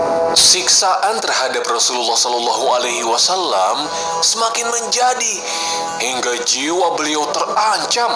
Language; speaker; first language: Indonesian; native; Indonesian